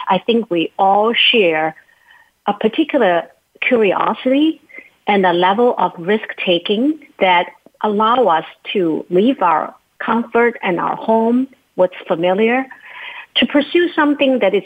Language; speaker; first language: English; non-native, fluent; Chinese